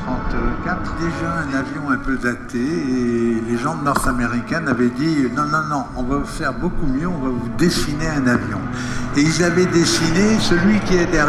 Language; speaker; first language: French; native; French